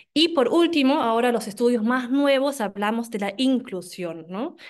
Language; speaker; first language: Spanish; non-native, fluent; German